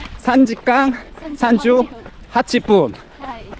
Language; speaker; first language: Japanese; non-native, learner; Korean